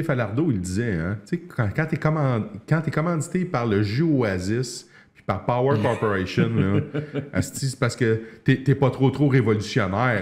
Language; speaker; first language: French; native; French